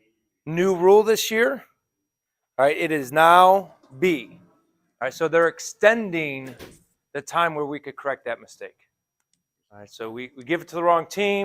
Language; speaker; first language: English; native; English